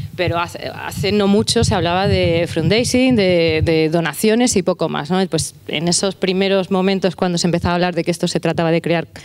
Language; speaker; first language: Spanish; native; Spanish